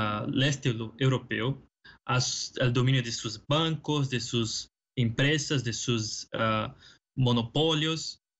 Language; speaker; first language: Spanish; non-native, fluent; Portuguese